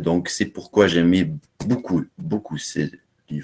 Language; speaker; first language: French; non-native, learner; German